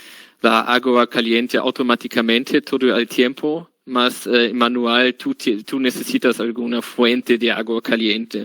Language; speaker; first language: Spanish; non-native, learner; German